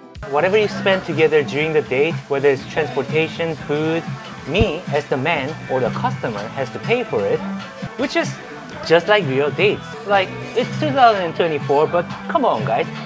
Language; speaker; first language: English; non-native, fluent; Korean